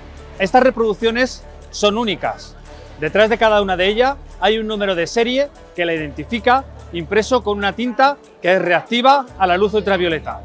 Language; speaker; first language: Spanish; native; Spanish